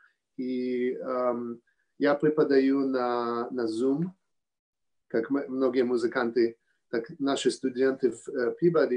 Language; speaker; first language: Russian; early bilingual, heritage; Russian